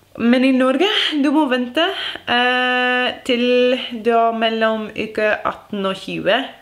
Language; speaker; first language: Norwegian; non-native, learner; English